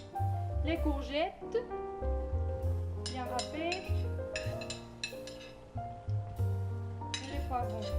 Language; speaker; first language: French; non-native, learner; Spanish